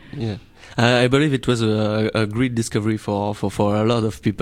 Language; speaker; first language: English; non-native, learner; French